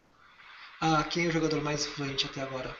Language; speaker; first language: Portuguese; native; Portuguese